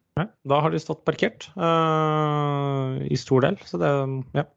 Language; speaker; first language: Norwegian; non-native, fluent; English